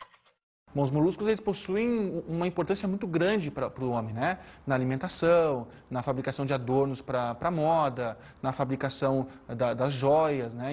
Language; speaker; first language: Portuguese; native; Portuguese